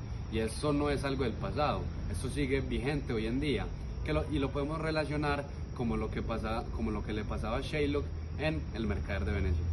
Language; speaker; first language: Spanish; native; Spanish